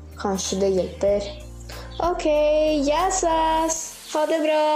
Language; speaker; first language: Norwegian; early bilingual, heritage; Greek